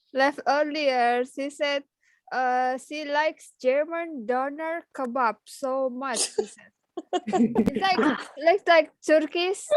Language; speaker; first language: English; non-native, learner; Indonesian